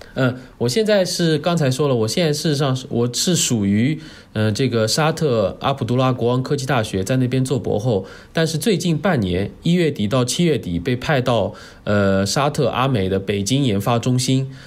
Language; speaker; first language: Chinese; native; Chinese